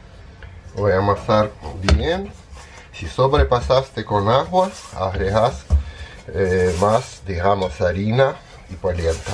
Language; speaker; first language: Spanish; non-native, fluent; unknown